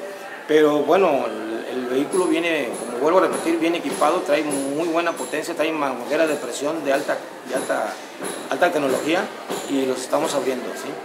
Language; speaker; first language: Spanish; native; Spanish